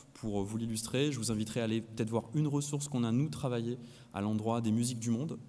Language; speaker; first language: French; native; French